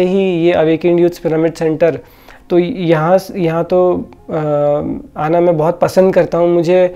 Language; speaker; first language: Hindi; non-native, local second language; Odia